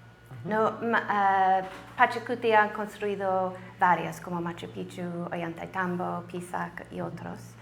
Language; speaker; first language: Spanish; non-native, learner; English